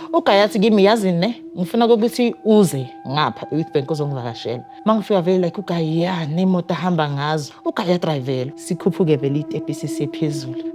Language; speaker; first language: Zulu; native; Zulu